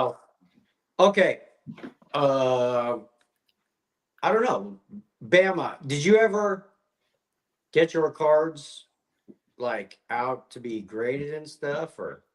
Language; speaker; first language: English; native; English